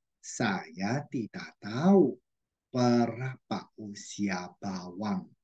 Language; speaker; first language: Indonesian; non-native, fluent; Chinese